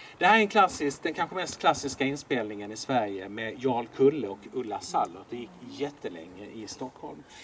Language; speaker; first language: Swedish; native; Swedish